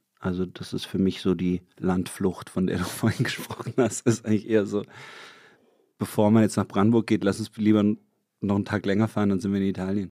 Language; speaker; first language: German; native; German